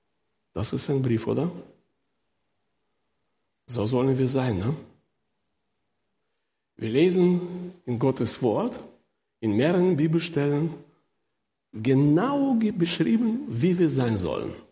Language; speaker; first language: German; non-native, fluent; Russian